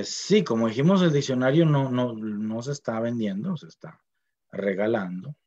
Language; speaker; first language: Spanish; native; Spanish